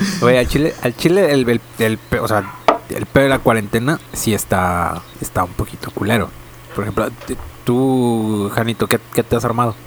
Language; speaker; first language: Spanish; native; Spanish